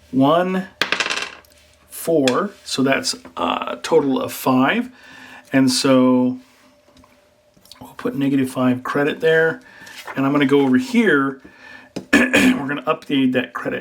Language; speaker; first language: English; native; English